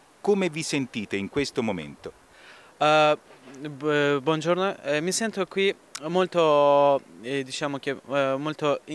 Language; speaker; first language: Italian; non-native, learner; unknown